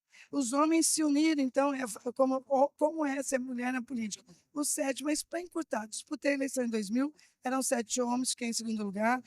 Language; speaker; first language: Portuguese; native; Portuguese